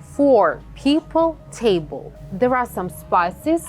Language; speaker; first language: English; non-native, fluent; Ukrainian